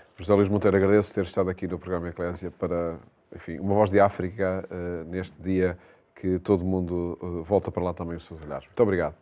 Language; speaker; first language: Portuguese; native; Portuguese